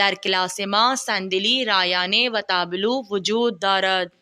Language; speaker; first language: Persian; non-native, fluent; Urdu